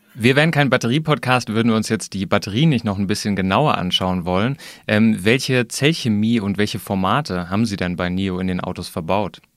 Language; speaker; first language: German; native; German